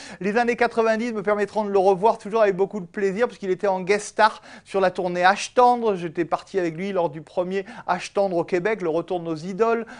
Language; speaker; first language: French; native; French